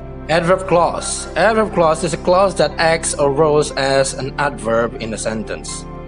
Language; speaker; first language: English; non-native, fluent; Indonesian